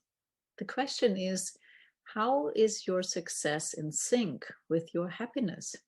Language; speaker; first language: English; non-native, fluent; German